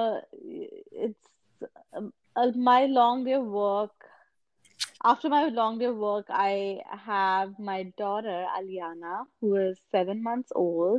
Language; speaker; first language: English; non-native, local second language; Hindi